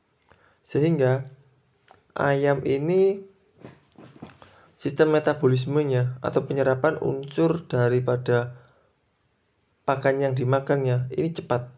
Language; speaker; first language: Indonesian; native; Indonesian